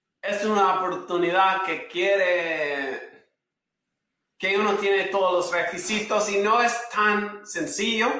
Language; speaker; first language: Spanish; non-native, fluent; English